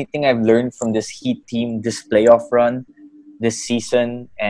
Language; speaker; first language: English; non-native, local second language; Filipino